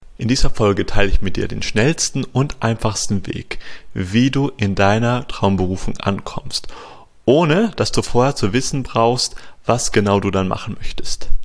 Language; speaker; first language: German; native; German